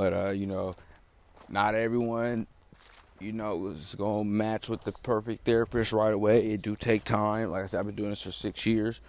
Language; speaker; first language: English; native; English